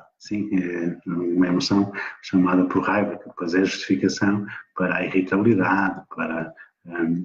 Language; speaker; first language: Portuguese; native; Portuguese